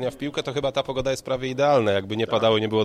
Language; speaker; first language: Polish; native; Polish